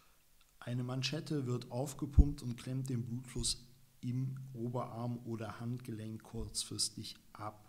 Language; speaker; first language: German; native; German